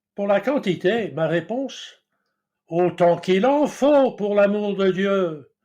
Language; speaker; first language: French; non-native, fluent; English